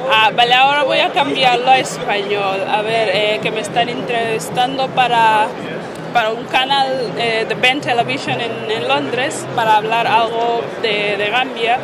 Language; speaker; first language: Spanish; non-native, fluent; Fula